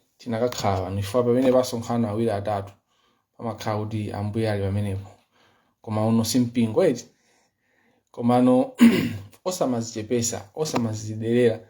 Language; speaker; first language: Nyanja; non-native, local second language; Yao